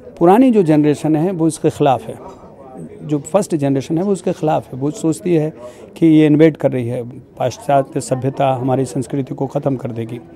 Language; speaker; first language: Hindi; native; Hindi